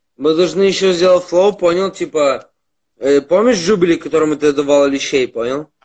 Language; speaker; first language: Russian; native; Russian